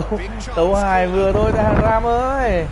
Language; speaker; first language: Vietnamese; native; Vietnamese